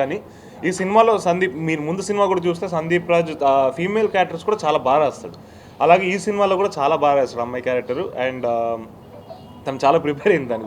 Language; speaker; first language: Telugu; native; Telugu